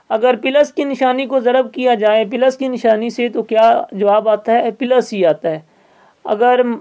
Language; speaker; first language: Urdu; non-native, local second language; Sindhi